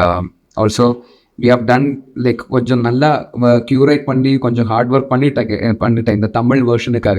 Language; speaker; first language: Tamil; non-native, local second language; Malayalam